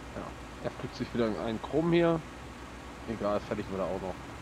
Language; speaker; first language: German; native; German